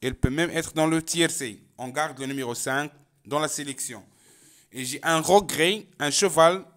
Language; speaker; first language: French; non-native, local second language; Arabic